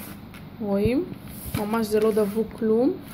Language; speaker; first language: Hebrew; native; Hebrew